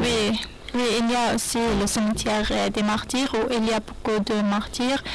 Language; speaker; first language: French; non-native, learner; Arabic